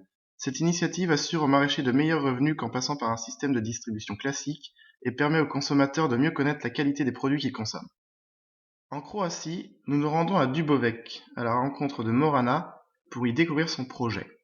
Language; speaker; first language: French; native; French